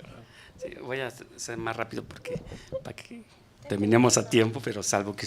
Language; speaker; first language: Spanish; native; Spanish